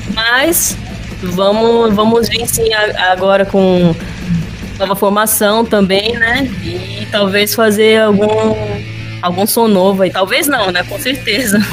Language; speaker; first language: Portuguese; native; Portuguese